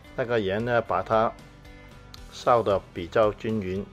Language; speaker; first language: Chinese; non-native, local second language; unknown